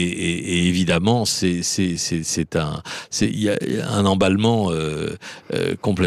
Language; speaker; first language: French; native; French